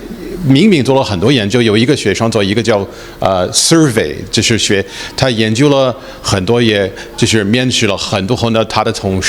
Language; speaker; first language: Chinese; early bilingual, heritage; Chinese